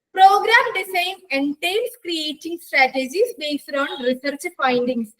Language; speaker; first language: English; non-native, local second language; Malayalam